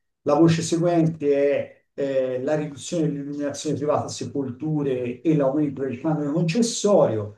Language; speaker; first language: Italian; native; Italian